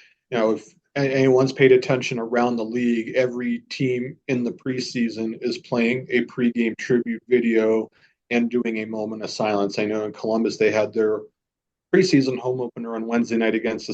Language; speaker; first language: English; native; English